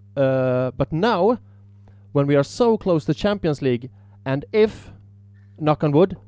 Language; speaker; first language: English; non-native, fluent; Swedish